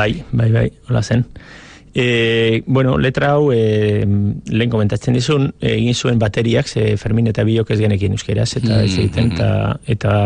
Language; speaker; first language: Basque; non-native, local second language; Spanish